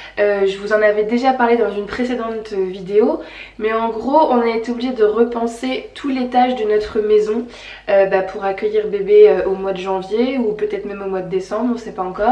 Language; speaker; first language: French; native; French